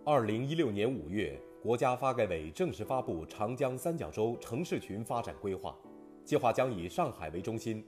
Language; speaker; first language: Chinese; native; Chinese